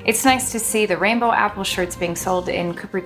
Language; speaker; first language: English; native; English